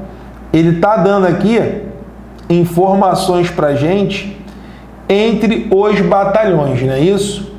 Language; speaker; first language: Portuguese; native; Portuguese